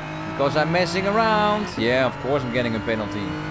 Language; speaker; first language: English; non-native, fluent; Dutch